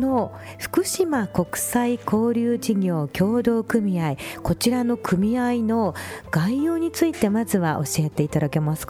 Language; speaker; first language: Japanese; native; Japanese